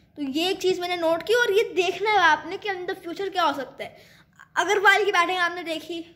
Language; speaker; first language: Urdu; native; Urdu